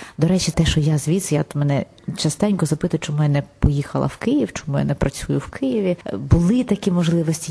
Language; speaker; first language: Ukrainian; non-native, local second language; Russian